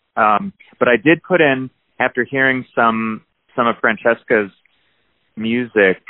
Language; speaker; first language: English; native; English